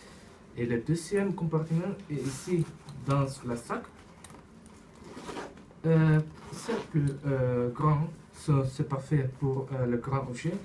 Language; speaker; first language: French; non-native, learner; Dutch